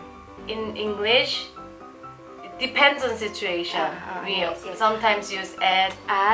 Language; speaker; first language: English; non-native, learner; Korean